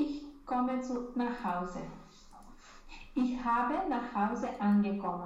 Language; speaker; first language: German; non-native, learner; Romanian